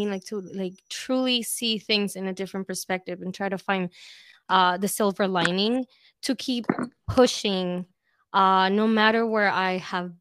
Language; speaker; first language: English; early bilingual, other home language; Spanish